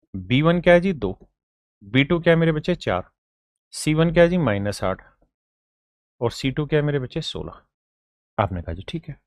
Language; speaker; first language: Hindi; native; Hindi